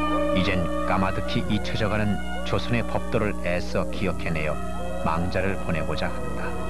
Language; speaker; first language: Korean; native; Korean